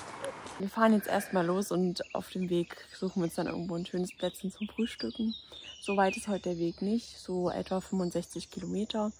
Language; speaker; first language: German; native; German